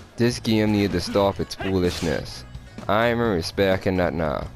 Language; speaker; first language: English; native; English